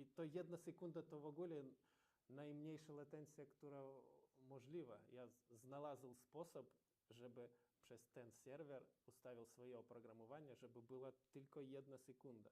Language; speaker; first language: Polish; non-native, learner; Ukrainian